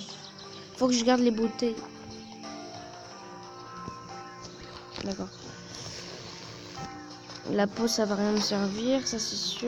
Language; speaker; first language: French; native; French